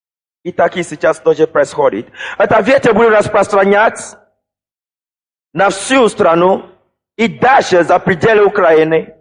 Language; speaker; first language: Russian; non-native, fluent; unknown